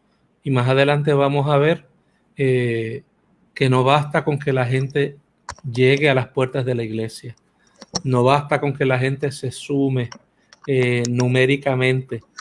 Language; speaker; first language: Spanish; native; Spanish